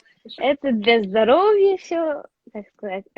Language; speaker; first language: Russian; non-native, local second language; Yakut